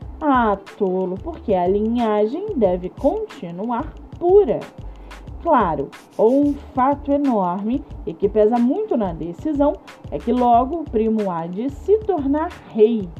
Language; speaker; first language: Portuguese; native; Portuguese